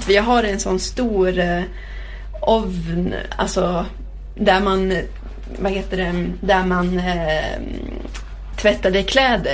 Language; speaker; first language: Swedish; early bilingual, heritage; Swedish